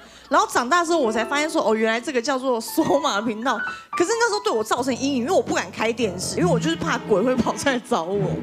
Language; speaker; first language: Chinese; native; Chinese